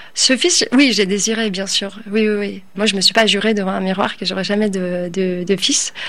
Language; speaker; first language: French; early bilingual, other home language; Turkish